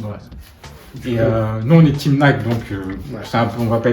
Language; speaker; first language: French; native; French